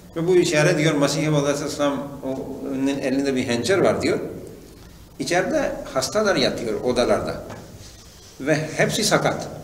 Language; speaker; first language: Turkish; non-native, fluent; Urdu